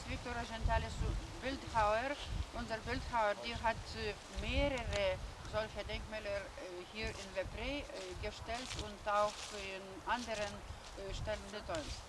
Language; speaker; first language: German; non-native, fluent; Lithuanian